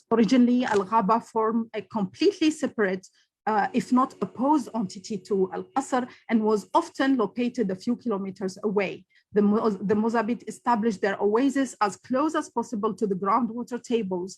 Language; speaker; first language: English; non-native, local second language; Arabic